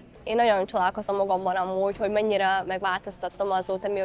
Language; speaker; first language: Hungarian; non-native, fluent; Somali